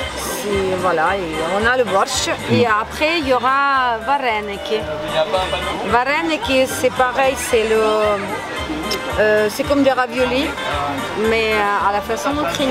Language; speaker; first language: French; non-native, fluent; Ukrainian